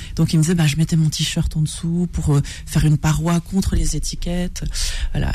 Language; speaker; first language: French; native; French